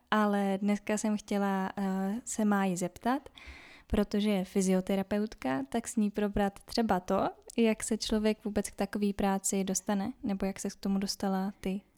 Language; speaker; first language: Czech; native; Czech